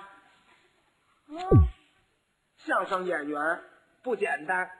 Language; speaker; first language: Chinese; native; Chinese